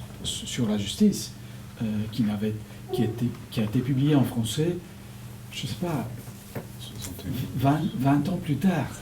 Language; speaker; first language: French; non-native, fluent; Spanish